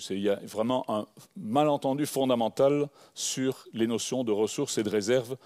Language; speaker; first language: French; native; French